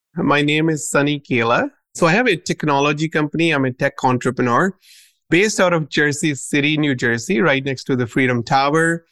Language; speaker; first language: English; non-native, local second language; Punjabi